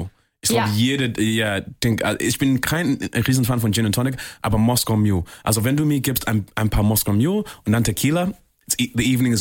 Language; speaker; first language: German; non-native, fluent; English